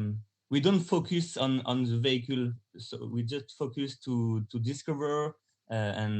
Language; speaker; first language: English; non-native, learner; French